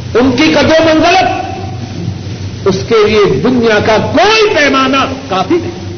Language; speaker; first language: Urdu; non-native, local second language; Punjabi